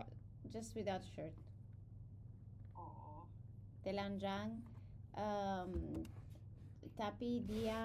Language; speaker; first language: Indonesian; non-native, learner; English